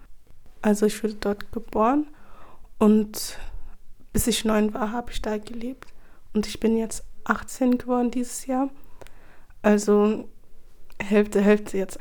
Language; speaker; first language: German; early bilingual, other home language; English